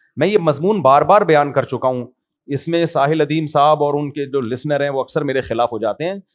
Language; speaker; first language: Urdu; native; Urdu